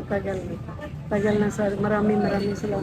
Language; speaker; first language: Filipino; non-native, learner; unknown